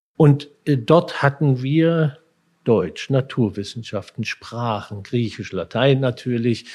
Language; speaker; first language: German; native; German